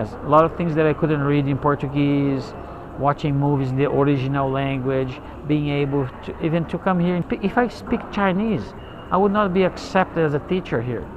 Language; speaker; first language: English; non-native, fluent; Portuguese